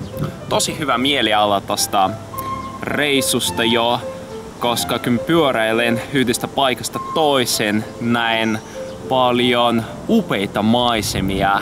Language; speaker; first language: Finnish; non-native, fluent; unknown